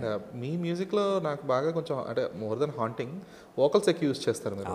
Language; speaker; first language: Telugu; native; Telugu